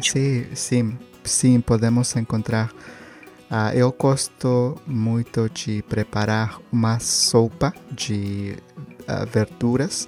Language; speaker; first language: Portuguese; non-native, learner; Spanish